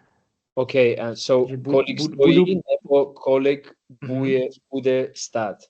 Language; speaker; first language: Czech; non-native, learner; English